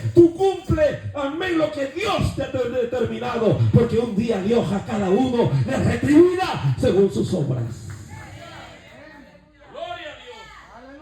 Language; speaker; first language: Spanish; native; Spanish